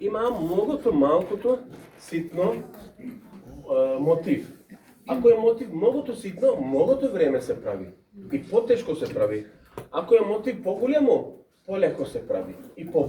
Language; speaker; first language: Bulgarian; non-native, learner; Serbian